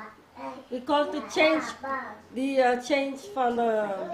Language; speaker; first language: English; non-native, learner; Papiamento